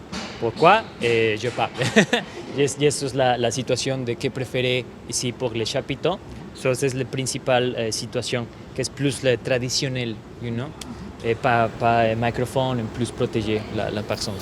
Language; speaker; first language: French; non-native, learner; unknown